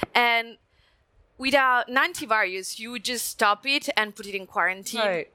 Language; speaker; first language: English; non-native, fluent; Italian